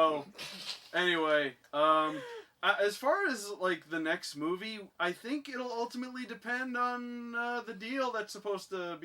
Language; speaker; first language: English; native; English